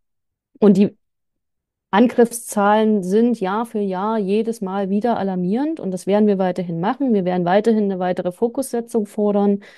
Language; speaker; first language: German; native; German